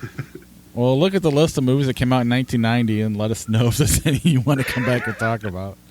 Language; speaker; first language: English; native; English